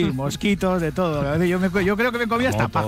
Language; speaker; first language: Spanish; native; Spanish